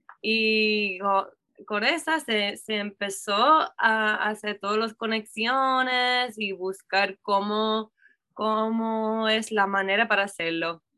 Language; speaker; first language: Spanish; non-native, learner; English